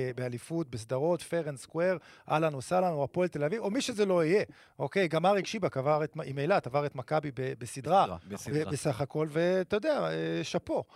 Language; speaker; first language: Hebrew; native; Hebrew